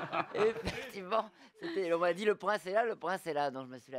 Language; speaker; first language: French; native; French